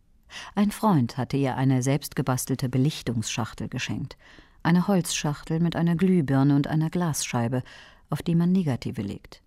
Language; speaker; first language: German; native; German